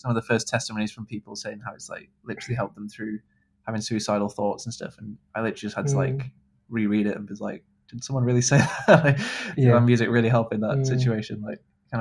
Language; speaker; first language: English; native; English